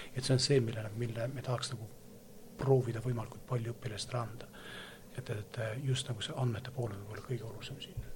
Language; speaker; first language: Estonian; non-native, local second language; Russian